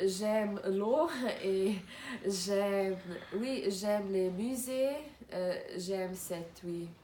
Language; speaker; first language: French; non-native, learner; Croatian